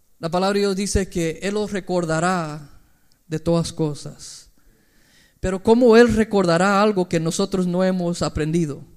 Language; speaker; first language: Spanish; early bilingual, heritage; Spanish